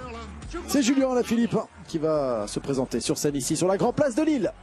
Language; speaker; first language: French; native; French